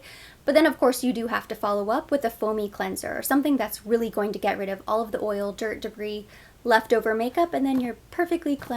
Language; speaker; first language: English; native; English